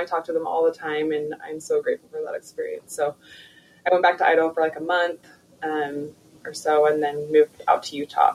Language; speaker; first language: English; native; English